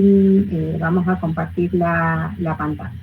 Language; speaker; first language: Spanish; native; Spanish